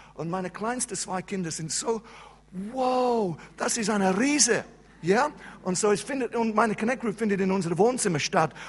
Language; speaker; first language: German; non-native, fluent; English